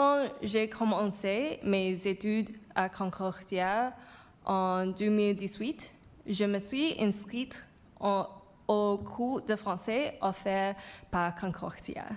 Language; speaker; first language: French; non-native, fluent; Chinese